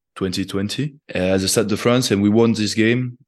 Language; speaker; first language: English; non-native, fluent; French